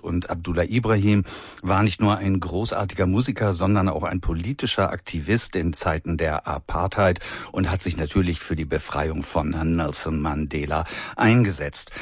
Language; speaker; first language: German; native; German